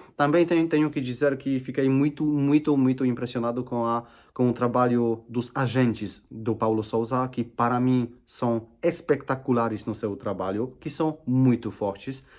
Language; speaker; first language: Portuguese; non-native, fluent; Polish